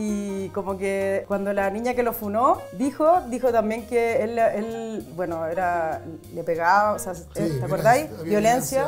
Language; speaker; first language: Spanish; native; Spanish